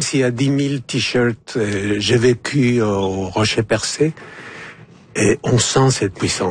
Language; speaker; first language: French; non-native, fluent; Spanish